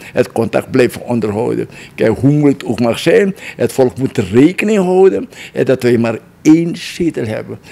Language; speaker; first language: Dutch; non-native, local second language; Javanese